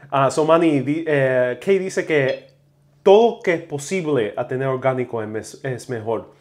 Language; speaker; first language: Spanish; non-native, learner; English